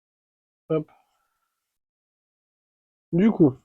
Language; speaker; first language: French; native; French